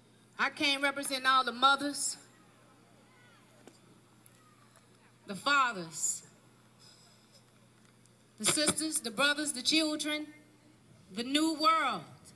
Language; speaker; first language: English; native; English